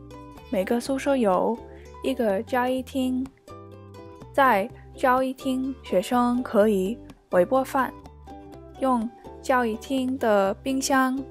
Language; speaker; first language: Chinese; non-native, learner; English